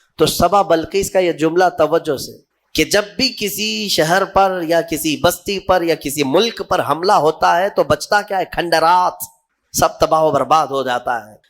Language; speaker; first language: Urdu; native; Urdu